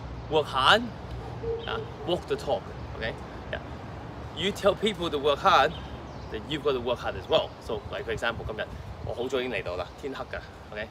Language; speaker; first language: English; non-native, local second language; Cantonese